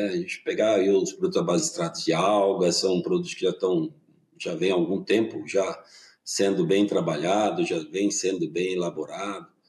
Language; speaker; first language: Portuguese; native; Portuguese